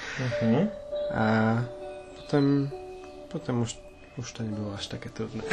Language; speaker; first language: Polish; non-native, learner; Slovak